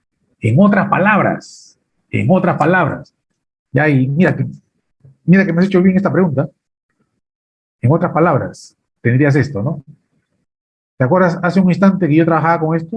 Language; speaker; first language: Spanish; native; Spanish